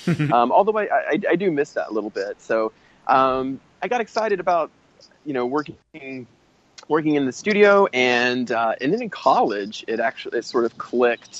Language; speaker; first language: English; native; English